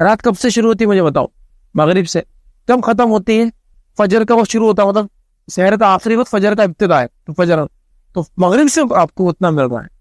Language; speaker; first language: Urdu; native; Urdu